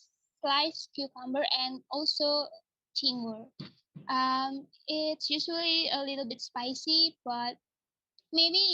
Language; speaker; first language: English; non-native, learner; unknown